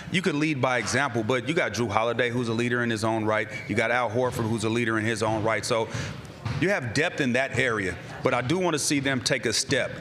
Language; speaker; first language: English; native; English